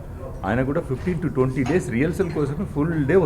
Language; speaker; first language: Telugu; non-native, learner; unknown